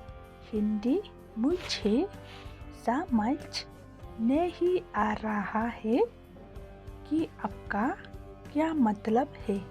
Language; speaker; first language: Hindi; non-native, local second language; Khasi